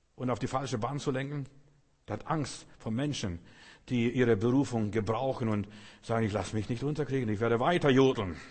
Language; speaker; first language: German; non-native, fluent; Russian